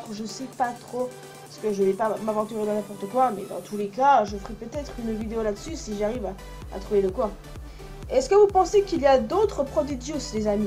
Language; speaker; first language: French; native; French